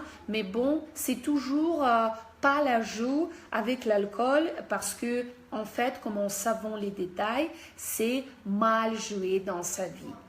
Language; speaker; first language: French; non-native, fluent; Russian